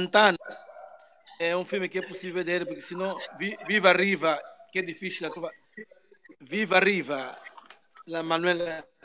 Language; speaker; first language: Italian; non-native, learner; Portuguese